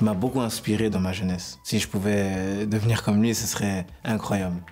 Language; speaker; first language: French; native; French